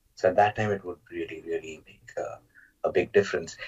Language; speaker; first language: English; non-native, local second language; Marathi